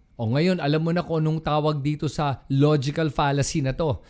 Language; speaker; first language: Filipino; native; Filipino